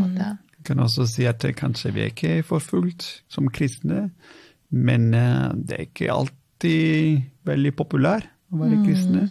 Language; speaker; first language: Norwegian; non-native, fluent; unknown